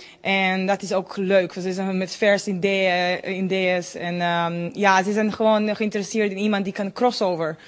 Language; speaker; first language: Dutch; non-native, fluent; Serbian